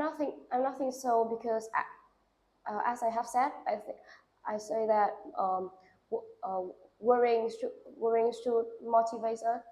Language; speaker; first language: English; non-native, learner; Vietnamese